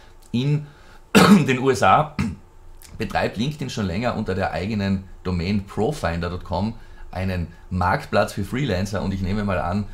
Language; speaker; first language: German; native; German